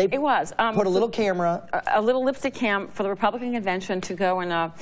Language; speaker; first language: English; native; English